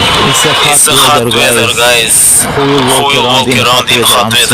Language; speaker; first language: English; non-native, learner; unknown